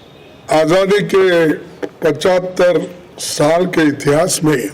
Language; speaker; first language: Hindi; non-native, local second language; Kannada